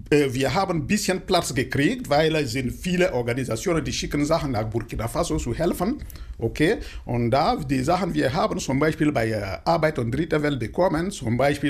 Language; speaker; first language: German; non-native, fluent; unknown